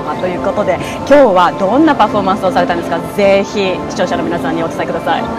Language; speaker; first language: Japanese; native; Japanese